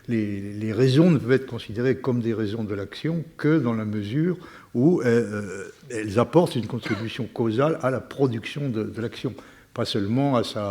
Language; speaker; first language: French; native; French